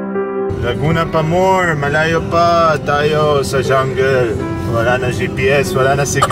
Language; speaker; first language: Filipino; non-native, learner; Arabic